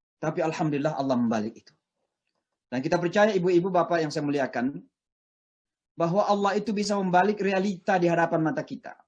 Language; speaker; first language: Indonesian; non-native, local second language; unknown